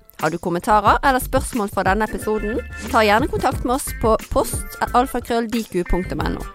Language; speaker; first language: Norwegian; native; Norwegian